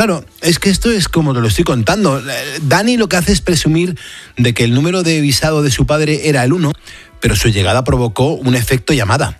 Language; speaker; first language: Spanish; native; Spanish